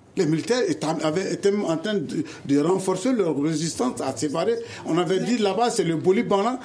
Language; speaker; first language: French; non-native, local second language; Bambara